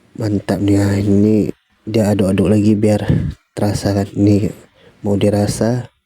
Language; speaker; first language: Indonesian; native; Indonesian